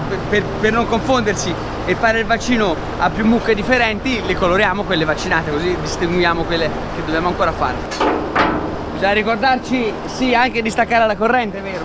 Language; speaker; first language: Italian; native; Italian